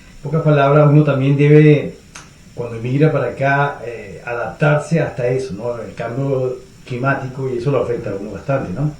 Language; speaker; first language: Spanish; native; Spanish